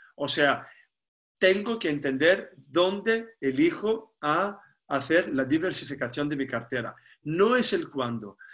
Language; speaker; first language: Spanish; non-native, fluent; Greek